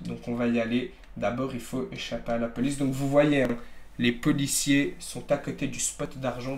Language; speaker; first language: French; native; French